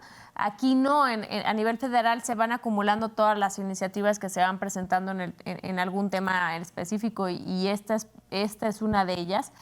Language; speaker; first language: Spanish; native; Spanish